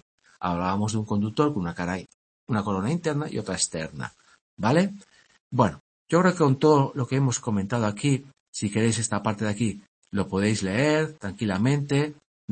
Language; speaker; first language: Spanish; native; Spanish